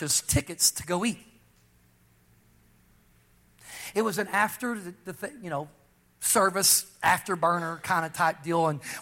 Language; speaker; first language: English; native; English